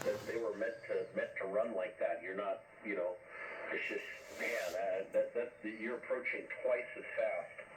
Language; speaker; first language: English; native; English